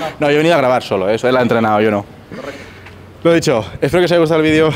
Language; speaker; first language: Spanish; native; Spanish